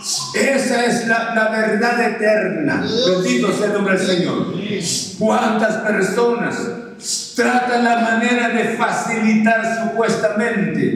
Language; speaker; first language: Spanish; native; Spanish